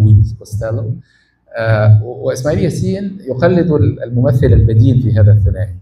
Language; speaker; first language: Arabic; native; Arabic